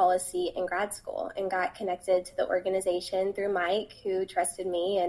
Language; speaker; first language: English; native; English